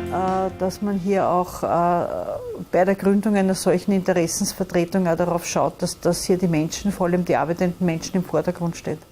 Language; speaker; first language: German; native; German